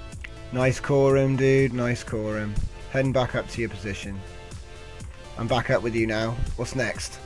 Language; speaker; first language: English; native; English